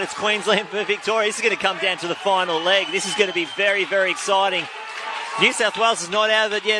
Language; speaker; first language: English; native; English